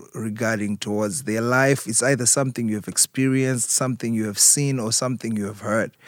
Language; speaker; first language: English; non-native, local second language; Shona